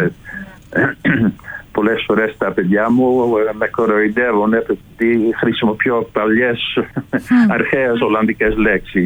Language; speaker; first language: Greek; non-native, fluent; Dutch